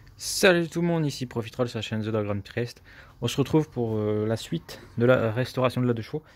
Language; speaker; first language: French; native; French